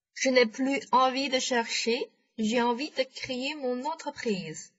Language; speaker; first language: French; non-native, fluent; Chinese